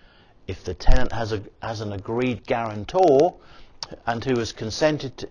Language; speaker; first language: English; native; English